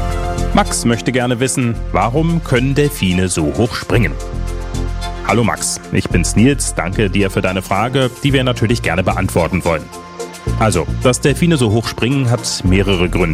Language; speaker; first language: German; native; German